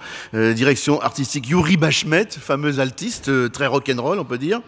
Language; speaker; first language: French; native; French